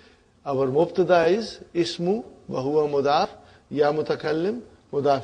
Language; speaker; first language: Arabic; non-native, fluent; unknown